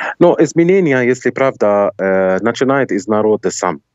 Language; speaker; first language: Russian; non-native, fluent; Arabic